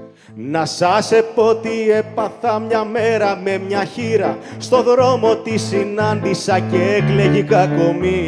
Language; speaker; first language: Greek; native; Greek